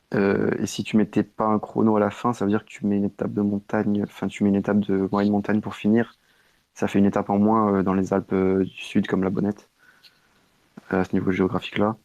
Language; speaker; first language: French; native; French